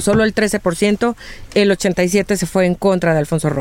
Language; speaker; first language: Spanish; native; Spanish